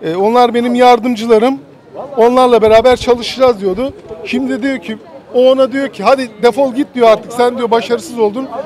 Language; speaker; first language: Turkish; native; Turkish